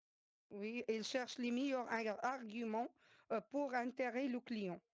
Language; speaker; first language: French; non-native, learner; Arabic